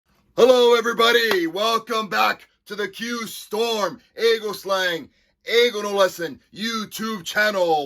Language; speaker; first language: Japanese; non-native, fluent; English